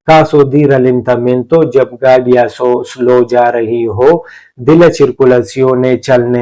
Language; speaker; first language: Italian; non-native, learner; Urdu